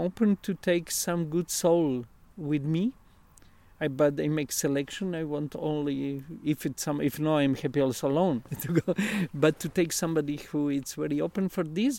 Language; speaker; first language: English; non-native, learner; Italian